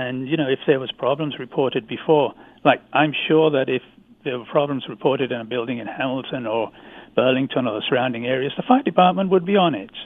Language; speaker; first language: English; native; English